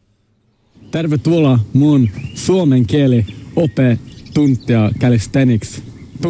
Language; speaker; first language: Finnish; non-native, local second language; Swedish